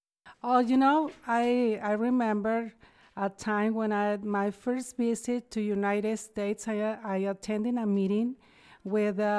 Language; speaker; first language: English; non-native, fluent; Spanish